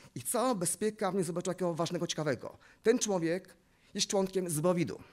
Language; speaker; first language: Polish; native; Polish